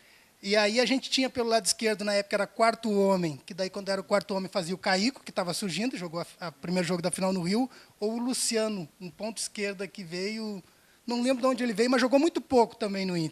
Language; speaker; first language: Portuguese; native; Portuguese